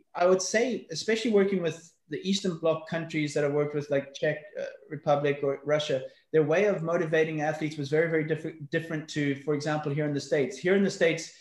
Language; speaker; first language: English; native; English